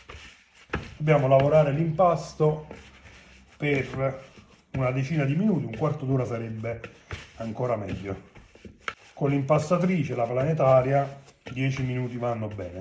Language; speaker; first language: Italian; native; Italian